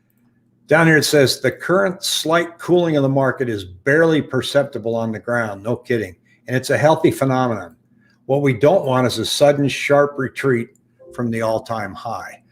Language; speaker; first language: English; native; English